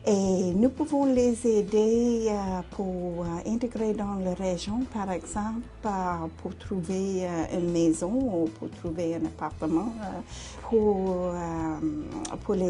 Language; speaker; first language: French; non-native, fluent; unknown